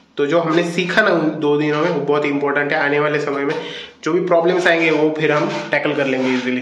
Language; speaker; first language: Hindi; non-native, local second language; Marathi